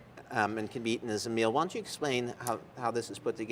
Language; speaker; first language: English; native; English